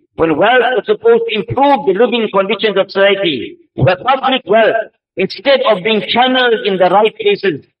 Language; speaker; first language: English; native; English